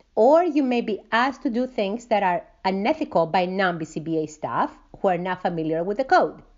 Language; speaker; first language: English; non-native, fluent; Greek